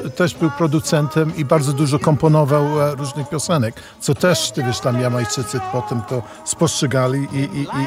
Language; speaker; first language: Polish; non-native, fluent; English